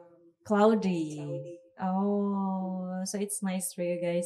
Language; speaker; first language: English; non-native, fluent; Indonesian